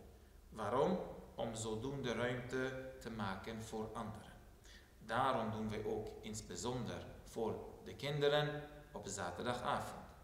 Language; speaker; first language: Dutch; non-native, fluent; Turoyo